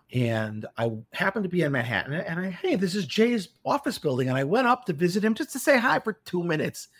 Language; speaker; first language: English; native; English